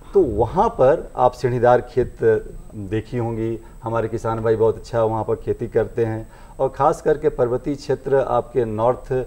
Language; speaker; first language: Hindi; native; Hindi